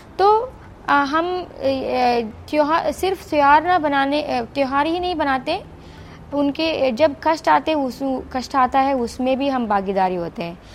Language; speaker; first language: Hindi; non-native, local second language; Kannada